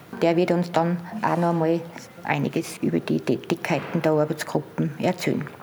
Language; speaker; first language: German; native; German